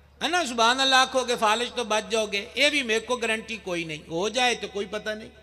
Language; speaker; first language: Urdu; non-native, local second language; Punjabi